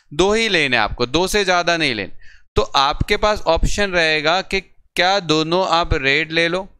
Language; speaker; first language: Hindi; non-native, local second language; Gujarati